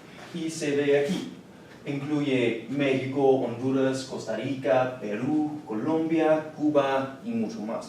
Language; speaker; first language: Spanish; non-native, learner; English